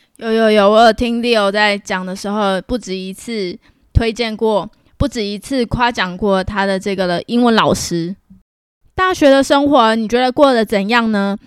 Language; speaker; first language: Chinese; native; Chinese